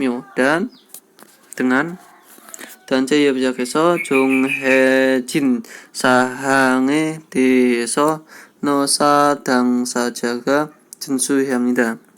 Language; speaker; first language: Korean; non-native, fluent; Indonesian